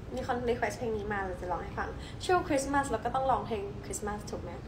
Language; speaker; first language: Thai; early bilingual, heritage; Thai